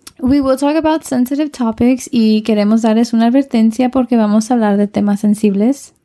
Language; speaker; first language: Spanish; early bilingual, heritage; Spanish